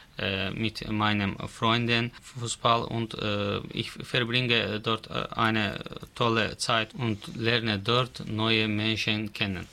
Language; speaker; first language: German; non-native, learner; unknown